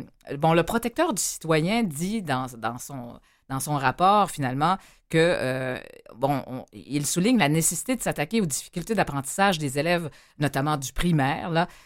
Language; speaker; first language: French; native; French